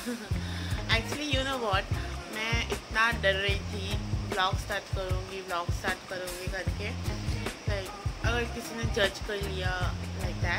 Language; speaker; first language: Hindi; non-native, local second language; Bangla